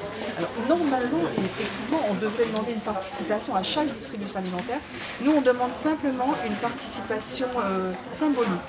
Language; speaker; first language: French; native; French